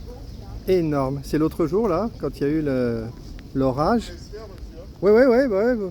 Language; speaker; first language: French; native; French